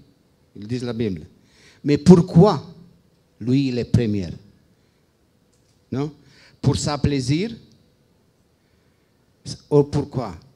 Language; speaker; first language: French; non-native, fluent; Romanian